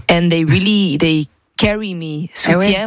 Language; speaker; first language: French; non-native, learner; Dutch